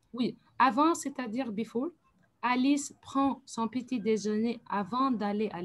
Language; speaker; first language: French; non-native, fluent; Arabic